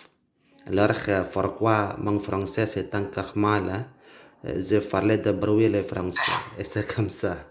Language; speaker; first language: French; non-native, learner; Indonesian